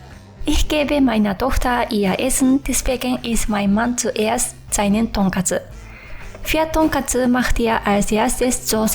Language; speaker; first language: German; non-native, fluent; Japanese